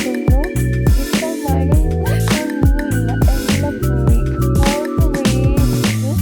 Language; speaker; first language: Malayalam; non-native, learner; Kannada